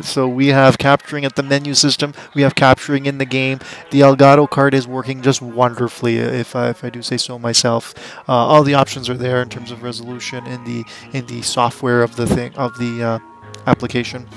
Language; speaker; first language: English; native; English